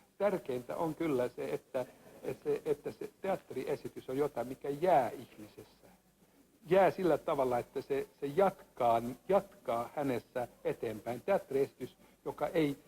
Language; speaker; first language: Finnish; non-native, local second language; Swedish